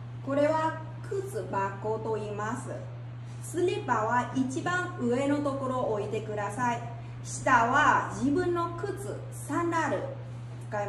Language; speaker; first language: Japanese; non-native, fluent; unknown